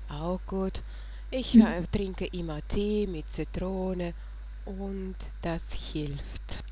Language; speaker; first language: German; non-native, fluent; Russian